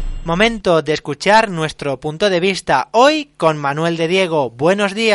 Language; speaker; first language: Spanish; native; Spanish